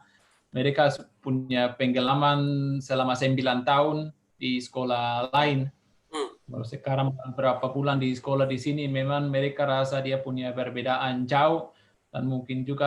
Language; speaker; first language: Indonesian; non-native, fluent; Swiss German